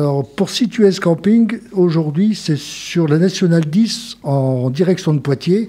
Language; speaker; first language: French; native; French